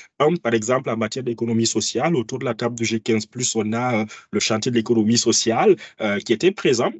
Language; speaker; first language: French; native; French